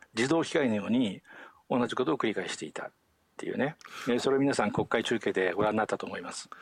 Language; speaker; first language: Japanese; native; Japanese